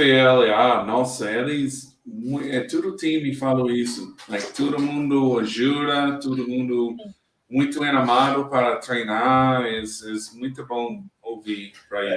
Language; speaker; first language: Portuguese; non-native, learner; English